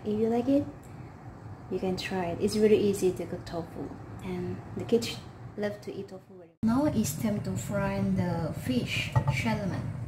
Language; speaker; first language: English; non-native, learner; Indonesian